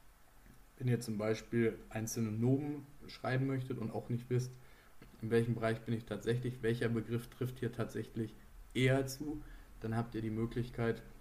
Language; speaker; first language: German; native; German